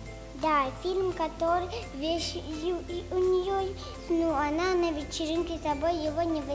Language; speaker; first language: Russian; non-native, learner; Tajik